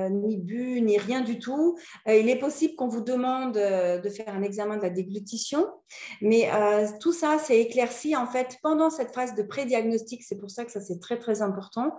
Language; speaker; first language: French; native; French